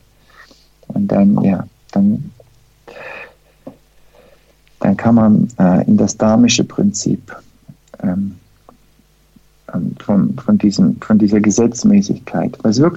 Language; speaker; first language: German; early bilingual, heritage; German